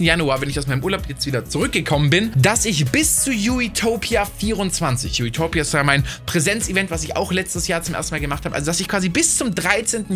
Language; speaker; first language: German; native; German